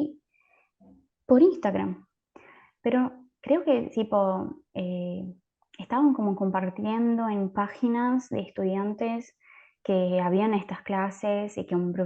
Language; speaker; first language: Spanish; native; Spanish